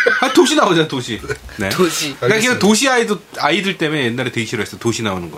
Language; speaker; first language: Korean; native; Korean